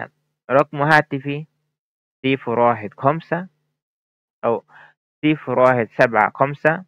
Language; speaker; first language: Arabic; non-native, fluent; Bangla